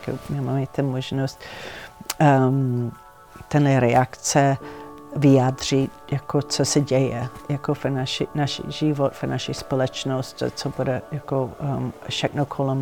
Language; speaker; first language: Czech; non-native, learner; English